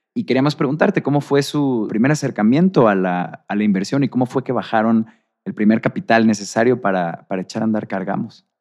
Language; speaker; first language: Spanish; native; Spanish